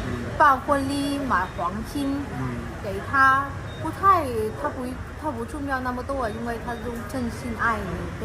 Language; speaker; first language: Chinese; non-native, learner; Vietnamese